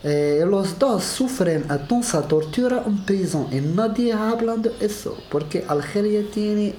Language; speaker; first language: Spanish; non-native, learner; Arabic